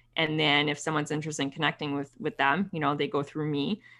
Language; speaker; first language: English; native; English